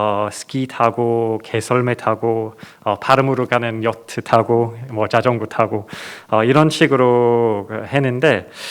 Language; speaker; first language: Korean; non-native, fluent; English